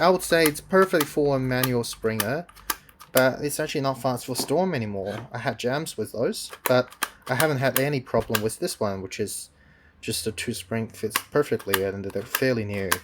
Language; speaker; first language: English; non-native, fluent; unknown